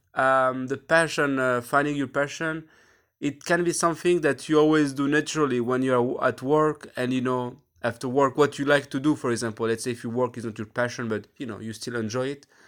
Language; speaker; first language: English; non-native, fluent; French